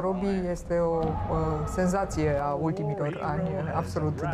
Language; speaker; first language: Romanian; native; Romanian